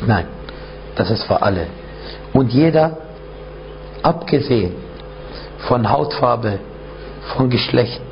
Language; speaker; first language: German; non-native, fluent; Arabic